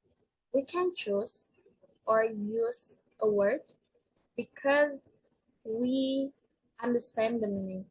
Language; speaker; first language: English; non-native, learner; Indonesian